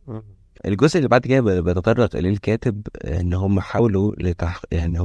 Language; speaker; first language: Arabic; native; Arabic